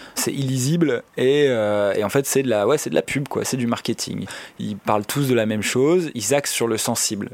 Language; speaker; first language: French; native; French